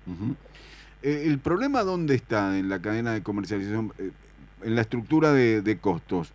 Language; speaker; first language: Spanish; native; Spanish